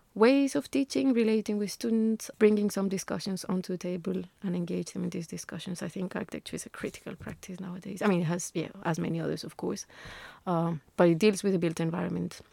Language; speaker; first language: English; non-native, fluent; Spanish